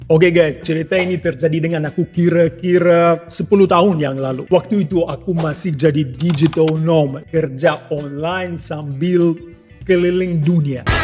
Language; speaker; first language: Indonesian; non-native, fluent; Russian